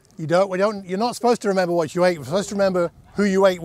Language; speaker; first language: English; native; English